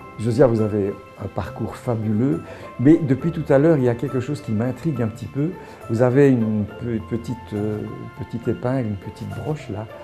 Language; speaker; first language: French; native; French